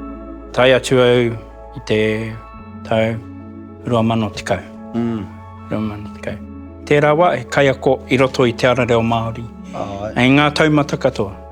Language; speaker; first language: Māori; non-native, local second language; English